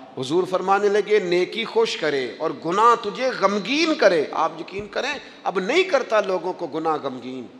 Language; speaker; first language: Urdu; non-native, local second language; Punjabi